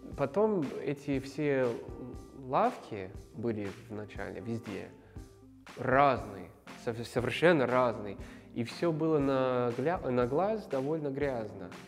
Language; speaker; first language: Russian; non-native, fluent; English